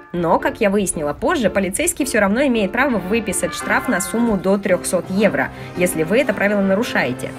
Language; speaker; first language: Russian; native; Russian